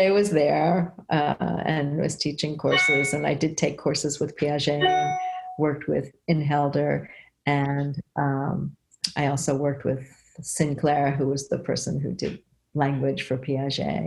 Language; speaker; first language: English; native; English